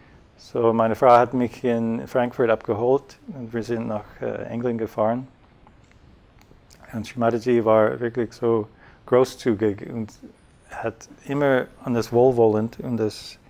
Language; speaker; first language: German; non-native, fluent; English